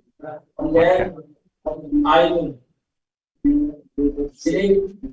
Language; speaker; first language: English; non-native, learner; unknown